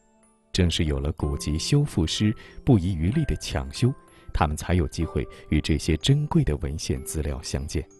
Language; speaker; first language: Chinese; native; Chinese